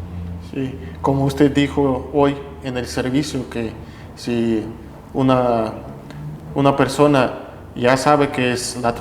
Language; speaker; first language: Spanish; non-native, fluent; Russian